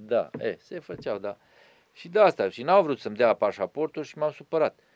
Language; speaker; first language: Romanian; non-native, local second language; Serbian